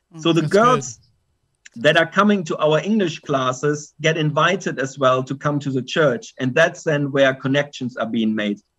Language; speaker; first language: English; non-native, fluent; German